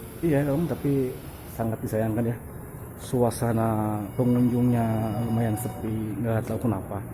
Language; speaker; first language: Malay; non-native, local second language; Sundanese